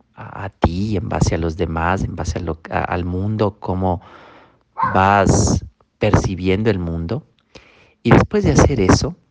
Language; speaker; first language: Spanish; native; Spanish